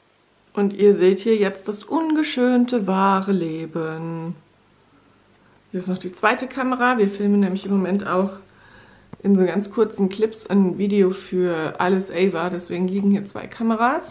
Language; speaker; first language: German; native; German